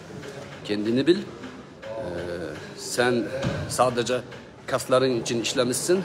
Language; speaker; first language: Turkish; non-native, learner; Uzbek